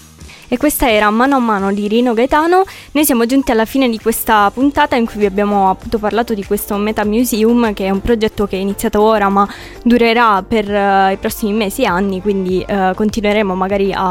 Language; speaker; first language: Italian; native; Italian